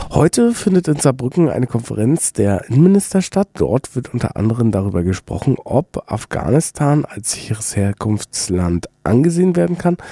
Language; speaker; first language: German; native; German